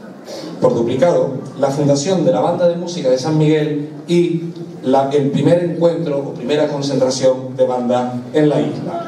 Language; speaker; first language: Spanish; native; Spanish